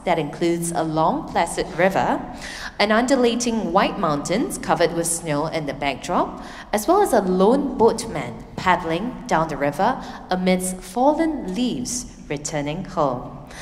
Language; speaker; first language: English; non-native, local second language; Chinese